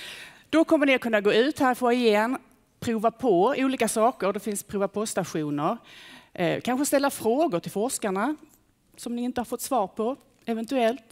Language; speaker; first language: Swedish; native; Swedish